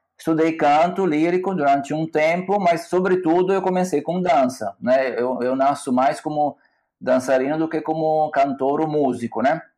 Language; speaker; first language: Portuguese; non-native, fluent; Italian